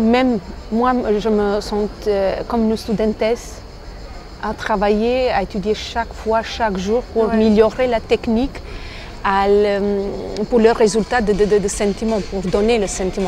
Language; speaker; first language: French; non-native, fluent; Albanian